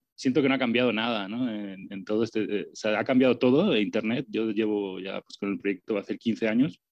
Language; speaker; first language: Spanish; native; Spanish